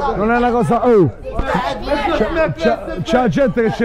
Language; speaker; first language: Italian; native; Italian